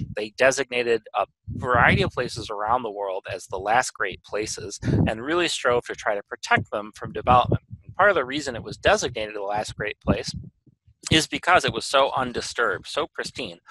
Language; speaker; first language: English; native; English